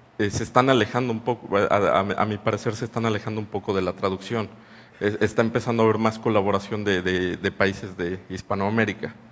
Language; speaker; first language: Spanish; native; Spanish